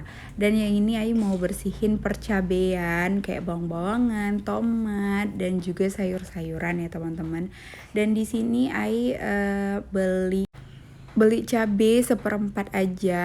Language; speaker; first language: Indonesian; native; Indonesian